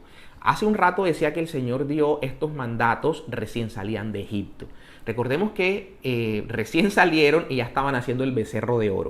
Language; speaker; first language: Spanish; native; Spanish